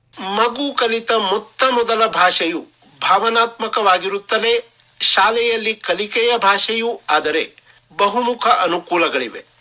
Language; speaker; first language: Kannada; non-native, local second language; Marathi